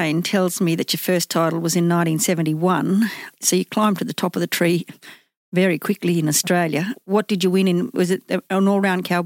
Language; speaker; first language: English; native; English